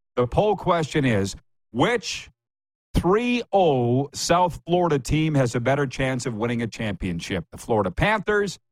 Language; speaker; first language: English; native; English